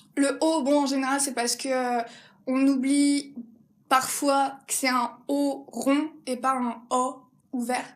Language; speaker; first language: French; native; French